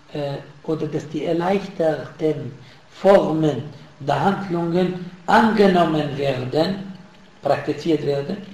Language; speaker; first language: German; non-native, fluent; Arabic